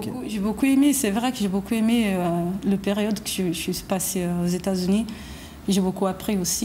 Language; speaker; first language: French; non-native, fluent; Portuguese